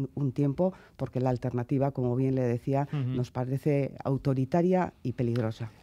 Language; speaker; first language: Spanish; native; Spanish